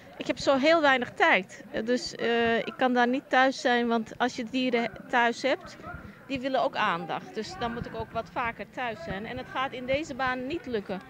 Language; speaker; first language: Dutch; early bilingual, other home language; Turkish